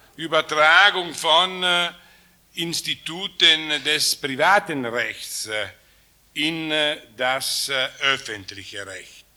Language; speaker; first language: German; non-native, fluent; Italian